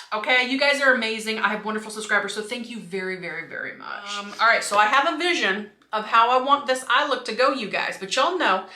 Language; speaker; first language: English; native; English